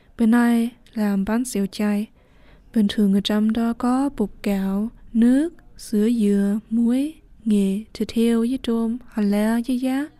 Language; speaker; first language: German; early bilingual, other home language; Vietnamese